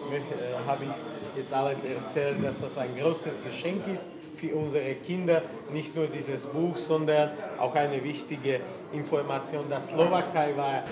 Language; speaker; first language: German; non-native, fluent; Slovak